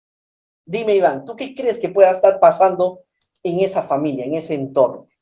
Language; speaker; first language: Spanish; native; Spanish